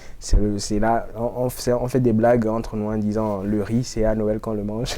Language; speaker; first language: French; non-native, local second language; Ewe